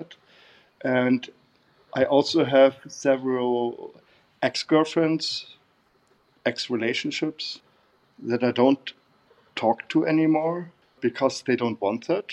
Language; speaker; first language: English; non-native, fluent; German